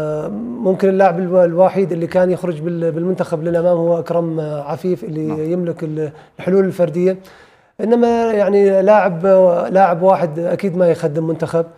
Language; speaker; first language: Arabic; native; Arabic